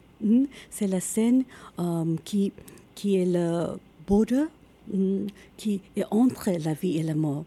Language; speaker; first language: French; non-native, learner; Japanese